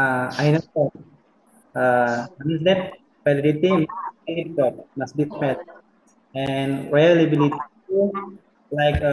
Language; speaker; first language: English; non-native, learner; Indonesian